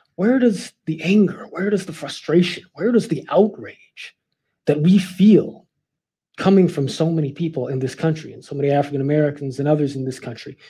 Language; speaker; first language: English; native; English